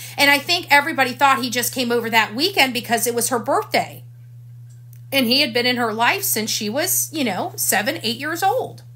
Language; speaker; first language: English; native; English